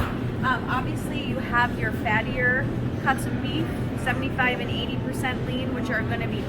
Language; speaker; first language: English; native; English